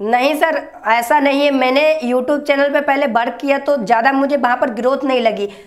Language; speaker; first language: Hindi; native; Hindi